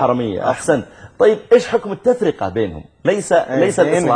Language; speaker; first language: Arabic; native; Arabic